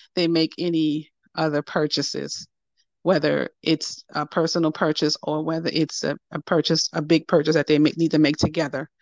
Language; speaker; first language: English; native; English